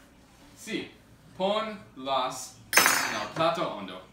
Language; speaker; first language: Spanish; non-native, learner; English